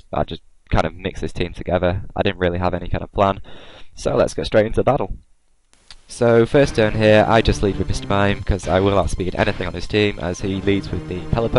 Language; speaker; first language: English; native; English